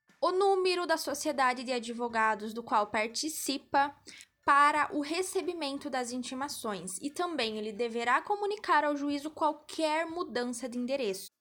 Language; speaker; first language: Portuguese; native; Portuguese